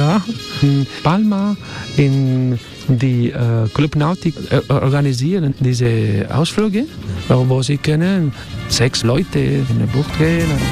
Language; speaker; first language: German; non-native, learner; Spanish